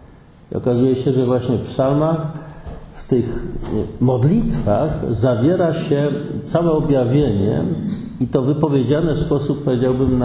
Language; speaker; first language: Polish; native; Polish